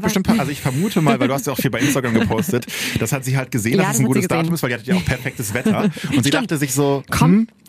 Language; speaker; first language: German; native; German